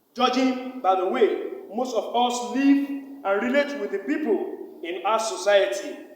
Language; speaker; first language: English; non-native, local second language; Yoruba